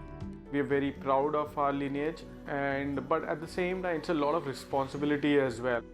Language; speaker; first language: English; non-native, local second language; Hindi